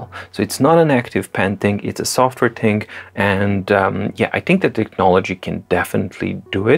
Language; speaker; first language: English; non-native, fluent; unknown